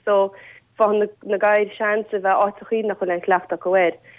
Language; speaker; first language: Irish; native; Irish